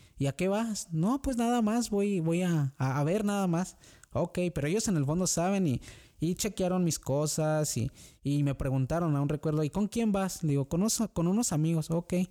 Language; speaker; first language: Spanish; native; Spanish